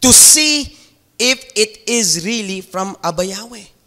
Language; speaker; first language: English; non-native, local second language; Filipino